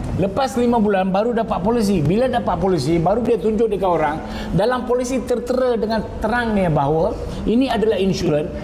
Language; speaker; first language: Malay; non-native, local second language; Tamil